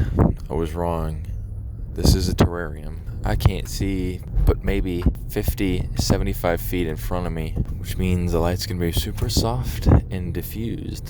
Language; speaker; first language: English; native; English